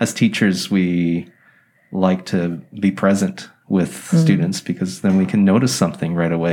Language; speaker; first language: English; native; English